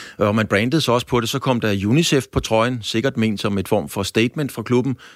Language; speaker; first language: Danish; native; Danish